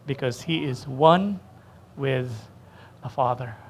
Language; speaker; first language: English; non-native, local second language; Filipino